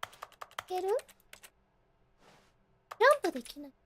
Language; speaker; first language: Japanese; non-native, fluent; English